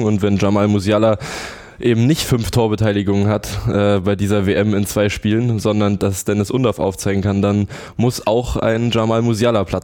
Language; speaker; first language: German; native; German